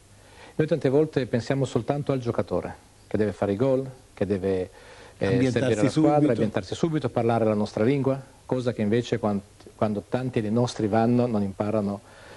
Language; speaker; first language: Italian; native; Italian